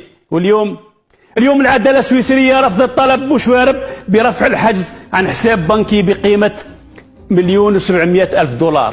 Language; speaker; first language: Arabic; native; Arabic